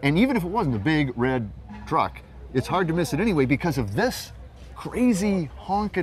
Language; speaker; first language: English; native; English